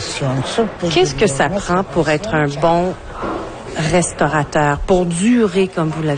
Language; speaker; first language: French; native; French